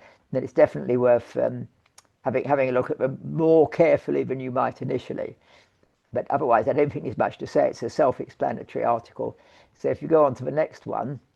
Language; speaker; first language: English; native; English